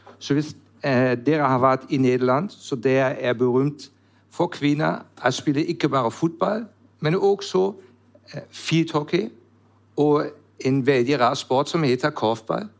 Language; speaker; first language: Norwegian; non-native, learner; German